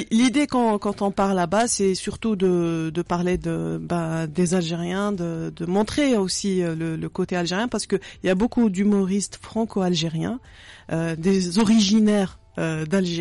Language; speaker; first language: French; non-native, local second language; Arabic